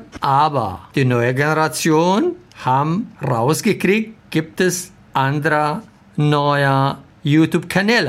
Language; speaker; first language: German; non-native, learner; Arabic